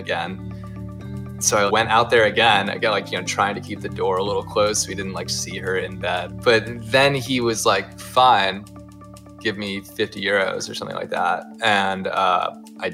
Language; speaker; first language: English; native; English